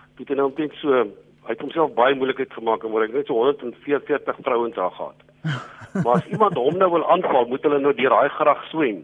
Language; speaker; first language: Afrikaans; native; Afrikaans